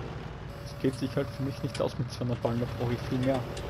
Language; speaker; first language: German; native; German